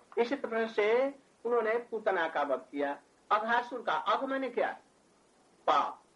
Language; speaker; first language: Hindi; native; Hindi